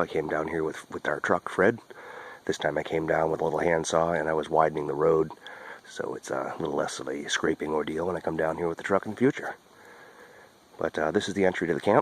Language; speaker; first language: English; native; English